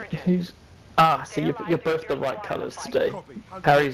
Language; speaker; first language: English; native; English